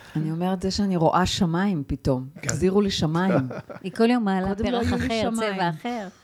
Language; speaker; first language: Hebrew; non-native, fluent; Russian